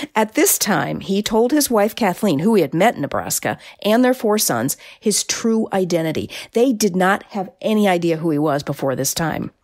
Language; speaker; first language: English; native; English